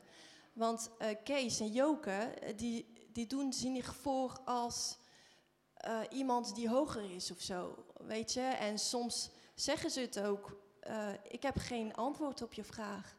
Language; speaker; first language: Dutch; non-native, fluent; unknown